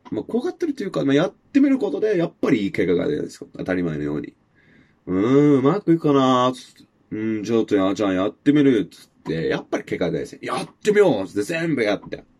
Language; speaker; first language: Japanese; non-native, fluent; English